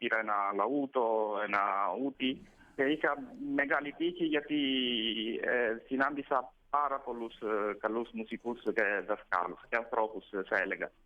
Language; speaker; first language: Greek; non-native, fluent; Italian